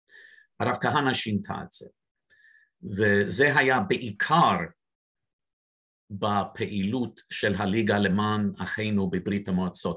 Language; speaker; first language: Hebrew; non-native, fluent; English